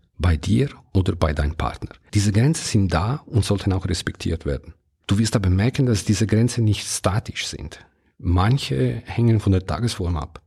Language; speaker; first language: German; non-native, local second language; Italian